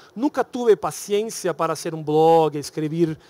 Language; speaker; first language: Spanish; non-native, learner; Portuguese